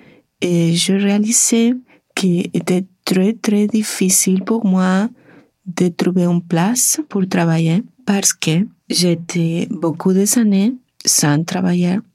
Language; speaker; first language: French; non-native, learner; Spanish